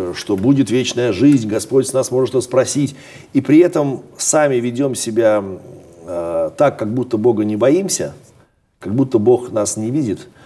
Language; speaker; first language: Russian; native; Russian